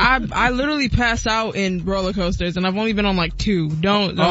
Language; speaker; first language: English; native; English